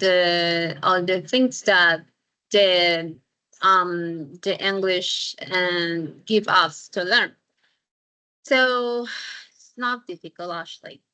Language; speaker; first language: English; non-native, fluent; Spanish